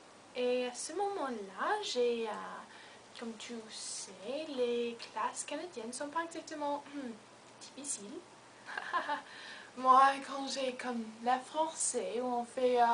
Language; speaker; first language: French; non-native, learner; English